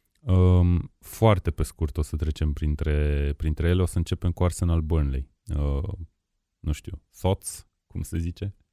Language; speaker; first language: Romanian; native; Romanian